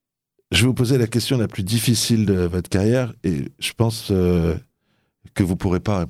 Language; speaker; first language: French; native; French